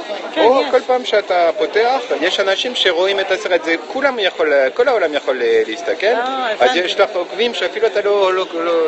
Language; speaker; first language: Hebrew; non-native, fluent; French